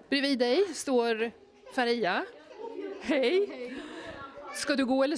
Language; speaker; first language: Swedish; native; Swedish